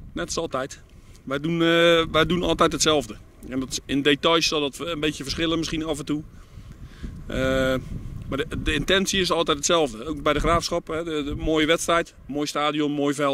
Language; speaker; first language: Dutch; native; Dutch